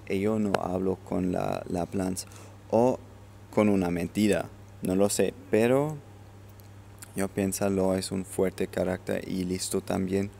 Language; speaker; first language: Spanish; non-native, learner; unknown